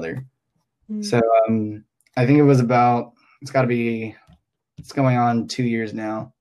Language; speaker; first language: English; native; English